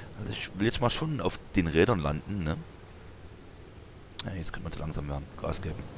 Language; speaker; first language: German; native; German